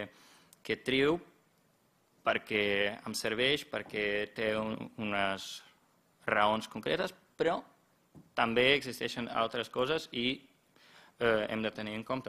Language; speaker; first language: Catalan; non-native, fluent; German